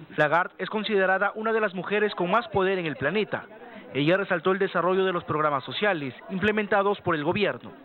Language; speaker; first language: Spanish; native; Spanish